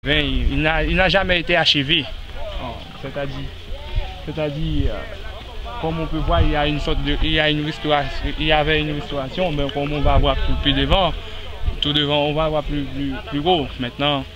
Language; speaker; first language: French; non-native, local second language; Haitian Creole